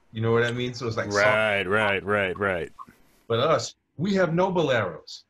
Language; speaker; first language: English; native; English